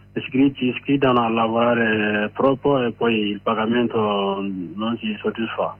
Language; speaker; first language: Italian; non-native, learner; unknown